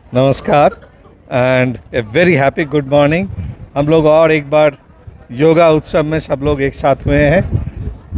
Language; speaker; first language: Hindi; non-native, local second language; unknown